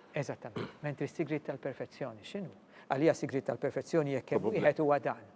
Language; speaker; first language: Maltese; native; Maltese